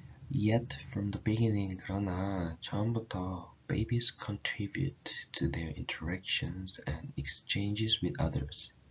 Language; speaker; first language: English; non-native, fluent; Korean